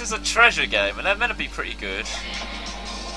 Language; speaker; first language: English; native; English